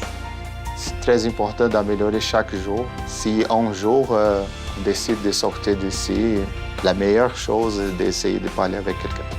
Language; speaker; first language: French; non-native, learner; Portuguese